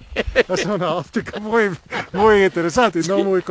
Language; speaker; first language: Spanish; non-native, learner; English